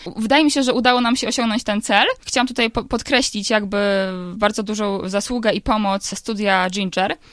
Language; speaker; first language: Polish; native; Polish